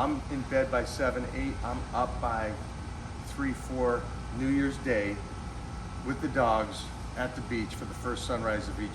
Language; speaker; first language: English; native; English